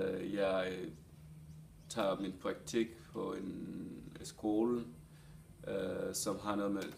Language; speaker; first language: Danish; non-native, fluent; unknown